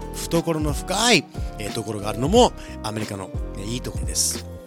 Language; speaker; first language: Japanese; early bilingual, heritage; Japanese